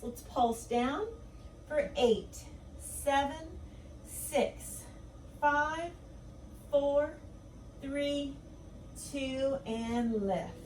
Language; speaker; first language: English; native; English